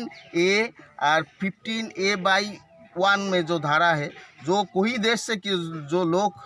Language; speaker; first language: Hindi; non-native, local second language; Bangla